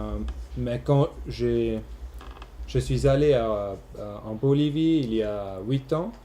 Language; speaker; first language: French; non-native, local second language; German